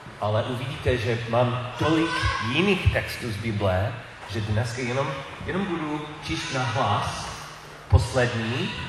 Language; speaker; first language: Czech; non-native, learner; English